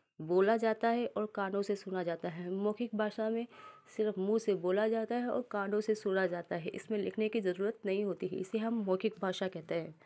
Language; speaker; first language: Hindi; native; Hindi